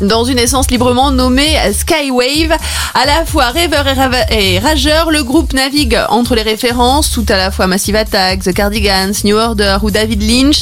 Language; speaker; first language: French; native; French